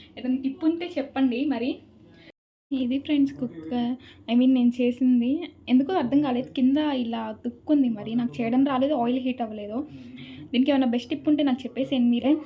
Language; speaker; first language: Telugu; non-native, local second language; Urdu